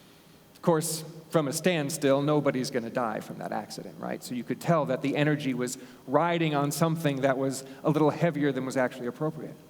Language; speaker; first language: English; native; English